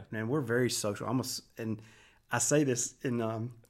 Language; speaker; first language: English; native; English